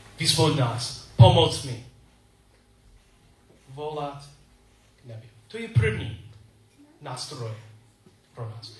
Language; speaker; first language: Czech; non-native, learner; English